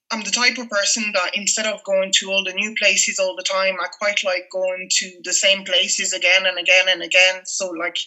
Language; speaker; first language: English; non-native, fluent; French